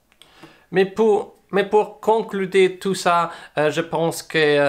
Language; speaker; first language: French; non-native, learner; English